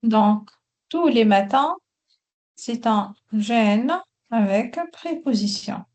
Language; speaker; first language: French; non-native, local second language; Arabic